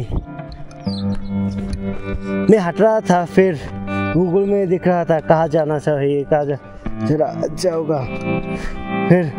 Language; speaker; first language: Hindi; non-native, learner; Bangla